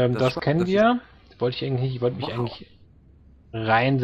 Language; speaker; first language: German; native; German